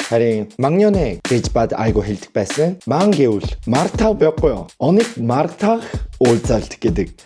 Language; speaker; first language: Mongolian; non-native, fluent; Korean